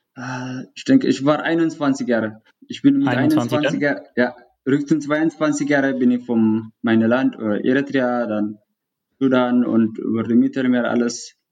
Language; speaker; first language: German; non-native, fluent; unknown